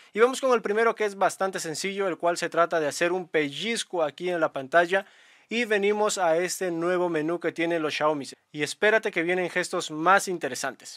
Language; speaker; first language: Spanish; native; Spanish